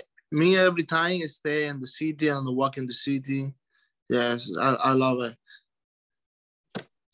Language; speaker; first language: English; non-native, learner; Spanish